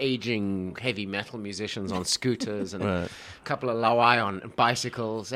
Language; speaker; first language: English; native; English